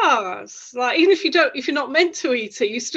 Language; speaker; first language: English; native; English